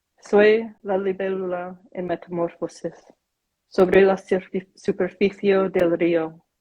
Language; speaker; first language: Spanish; non-native, fluent; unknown